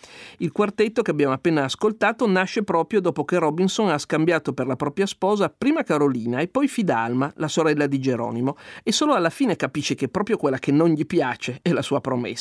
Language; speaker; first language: Italian; native; Italian